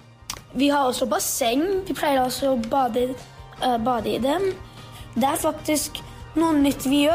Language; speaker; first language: Norwegian; early bilingual, heritage; Norwegian